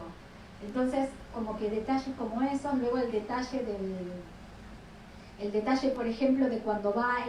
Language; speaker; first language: Spanish; native; Spanish